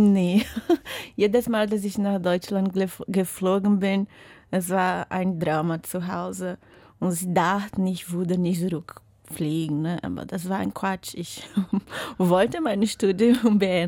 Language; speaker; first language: German; non-native, fluent; Portuguese